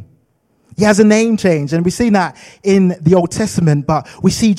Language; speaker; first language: English; native; English